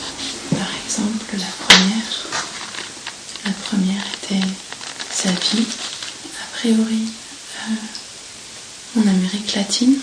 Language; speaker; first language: French; native; French